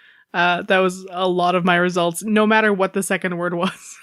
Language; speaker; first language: English; native; English